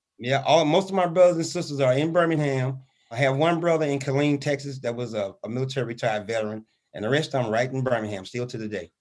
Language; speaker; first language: English; native; English